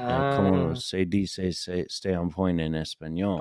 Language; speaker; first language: Spanish; non-native, learner; English